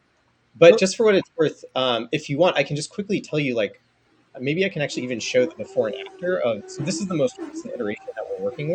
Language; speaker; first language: English; native; English